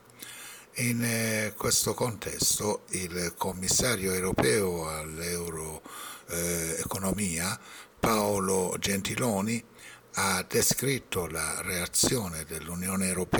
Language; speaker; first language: Italian; non-native, fluent; Persian